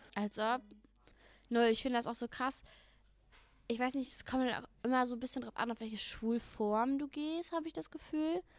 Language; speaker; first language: German; native; German